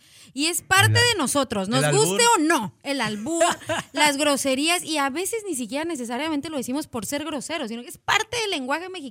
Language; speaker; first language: Spanish; native; Spanish